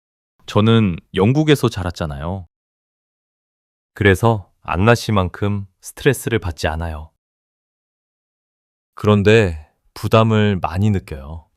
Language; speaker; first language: Korean; early bilingual, heritage; English